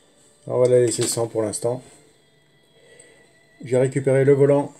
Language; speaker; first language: French; native; French